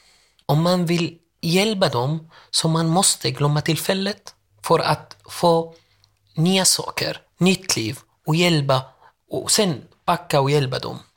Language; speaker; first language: Swedish; non-native, learner; Arabic